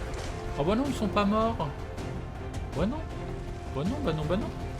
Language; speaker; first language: French; native; French